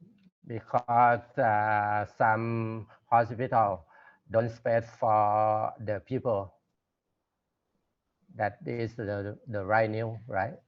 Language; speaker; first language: English; non-native, learner; Thai